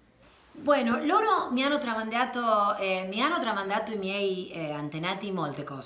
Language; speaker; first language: Italian; non-native, learner; Spanish